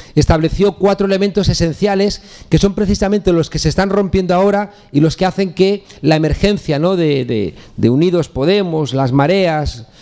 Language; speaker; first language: Spanish; native; Spanish